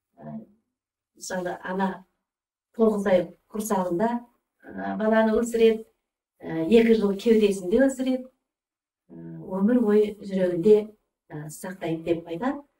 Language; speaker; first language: Kazakh; early bilingual, heritage; Kazakh